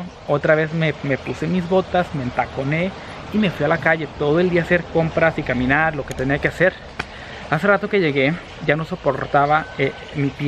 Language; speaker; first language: Spanish; native; Spanish